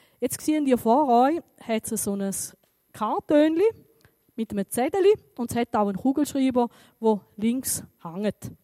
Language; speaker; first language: German; native; German